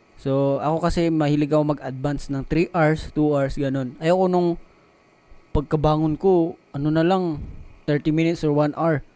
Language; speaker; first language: Filipino; non-native, local second language; Cebuano